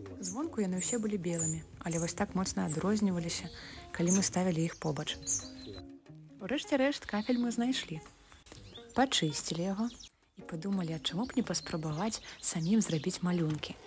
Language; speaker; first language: Belarusian; native; Belarusian